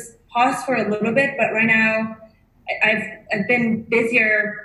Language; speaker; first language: English; non-native, fluent; Spanish